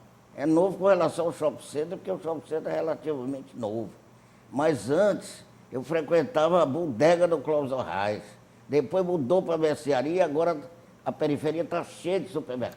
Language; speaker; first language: Portuguese; native; Portuguese